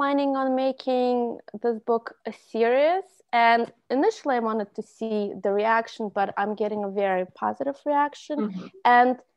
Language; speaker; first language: English; non-native, fluent; Russian